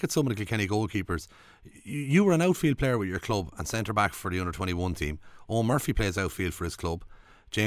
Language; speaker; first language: English; native; English